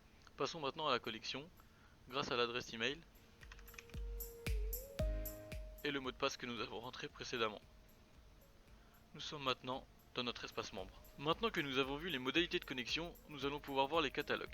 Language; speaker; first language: French; native; French